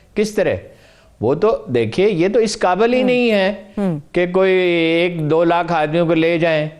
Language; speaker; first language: Urdu; non-native, local second language; Punjabi